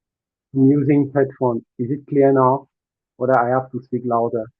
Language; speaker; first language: English; non-native, learner; French